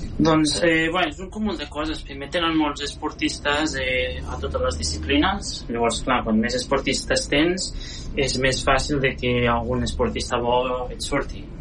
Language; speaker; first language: Catalan; native; Catalan